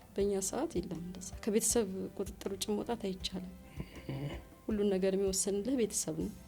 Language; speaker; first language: Amharic; native; Amharic